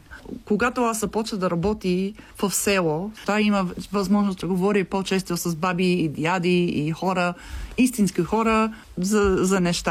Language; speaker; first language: Bulgarian; non-native, learner; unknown